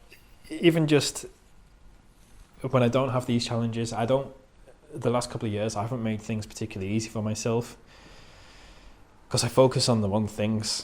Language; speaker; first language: English; native; English